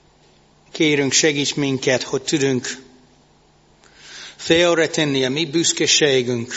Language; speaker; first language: Hungarian; non-native, fluent; English